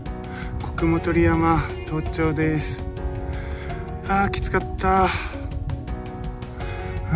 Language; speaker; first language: Japanese; native; Japanese